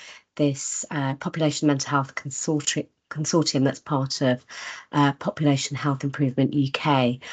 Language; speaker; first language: English; native; English